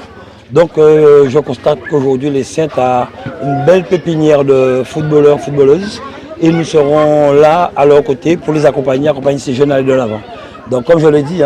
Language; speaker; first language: French; native; French